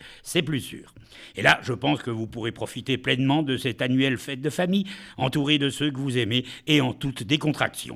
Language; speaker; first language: French; native; French